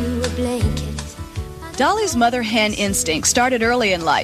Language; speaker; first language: English; native; English